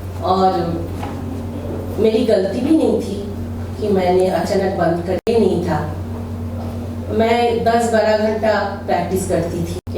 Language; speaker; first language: Hindi; non-native, local second language; Bangla